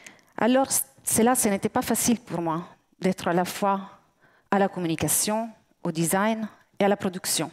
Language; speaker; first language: French; native; French